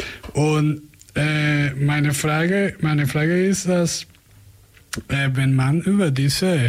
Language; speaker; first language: German; non-native, fluent; Spanish